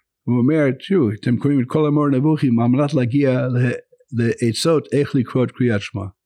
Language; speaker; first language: Hebrew; non-native, fluent; English